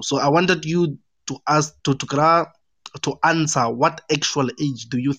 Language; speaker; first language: English; non-native, local second language; Northern Sotho